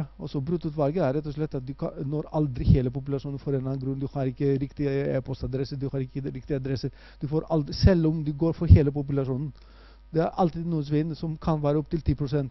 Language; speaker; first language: Norwegian; non-native, fluent; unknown